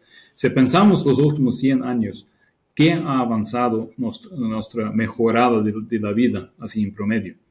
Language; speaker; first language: Spanish; non-native, fluent; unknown